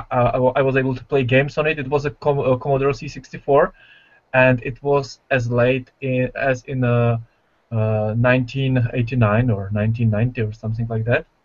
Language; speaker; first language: English; non-native, fluent; Czech